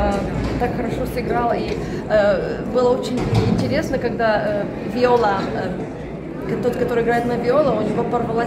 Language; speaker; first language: Russian; native; Russian